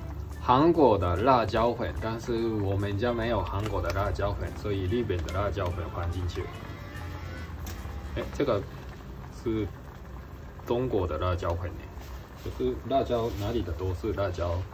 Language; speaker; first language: Chinese; non-native, fluent; Japanese